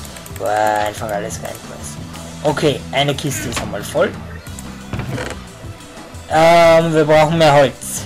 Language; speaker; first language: German; native; German